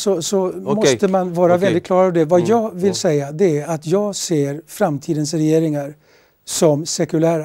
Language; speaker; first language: Swedish; native; Swedish